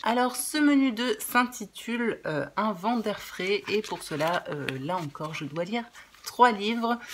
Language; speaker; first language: French; native; French